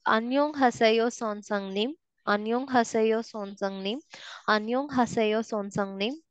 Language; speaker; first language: Korean; non-native, learner; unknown